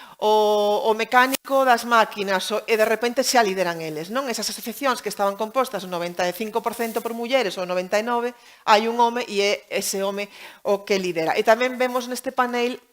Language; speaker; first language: Galician; native; Galician